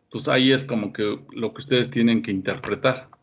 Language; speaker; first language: Spanish; native; Spanish